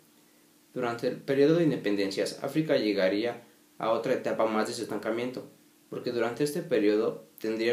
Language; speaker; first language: Spanish; native; Spanish